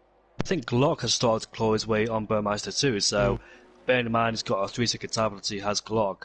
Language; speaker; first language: English; native; English